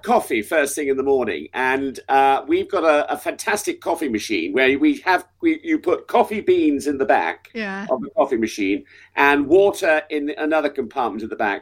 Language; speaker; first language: English; native; English